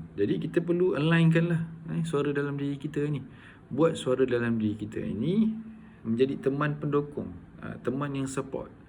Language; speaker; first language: Malay; native; Malay